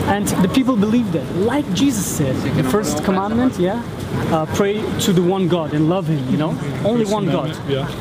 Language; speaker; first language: English; non-native, fluent; German